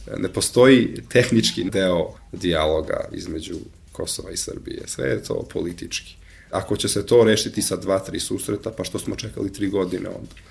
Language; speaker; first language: Serbian; non-native, local second language; Albanian